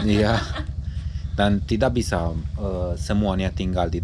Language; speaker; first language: Indonesian; non-native, learner; Romanian